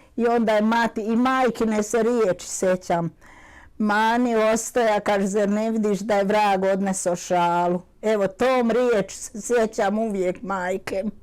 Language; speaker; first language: Bosnian; native; Bosnian